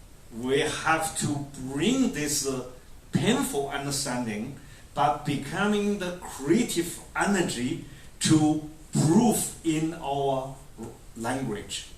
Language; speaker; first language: English; non-native, fluent; Chinese